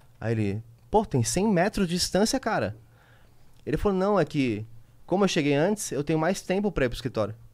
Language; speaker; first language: Portuguese; native; Portuguese